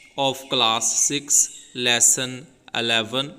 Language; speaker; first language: English; non-native, local second language; Punjabi